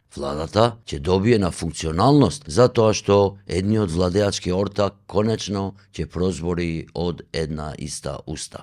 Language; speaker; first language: Macedonian; native; Macedonian